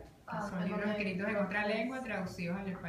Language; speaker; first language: Spanish; native; Spanish